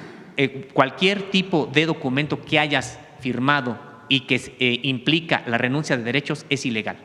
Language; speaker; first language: Spanish; native; Spanish